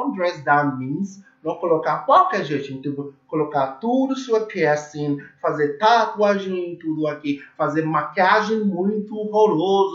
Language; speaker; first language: Portuguese; non-native, learner; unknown